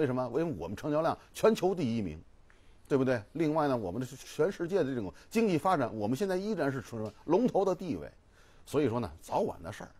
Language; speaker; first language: Chinese; native; Chinese